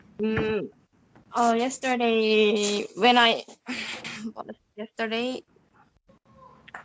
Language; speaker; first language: English; non-native, learner; Korean